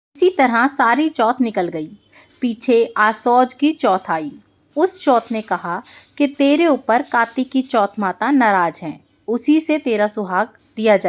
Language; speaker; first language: Hindi; native; Hindi